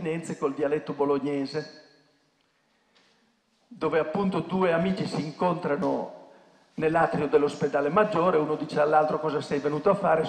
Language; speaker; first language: Italian; native; Italian